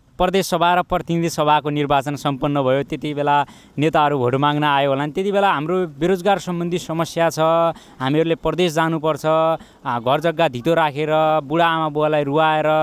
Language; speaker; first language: Nepali; native; Nepali